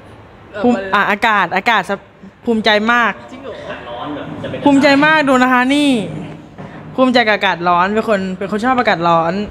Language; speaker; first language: Thai; native; Thai